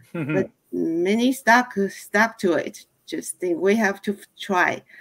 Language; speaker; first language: English; non-native, fluent; Chinese